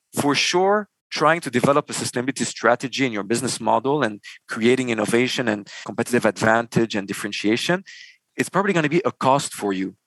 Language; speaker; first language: English; non-native, fluent; Arabic